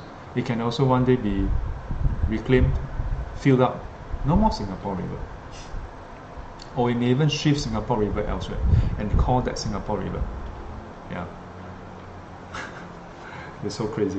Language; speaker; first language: English; native; English